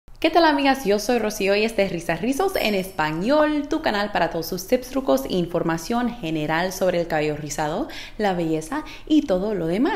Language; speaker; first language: Spanish; early bilingual, heritage; Spanish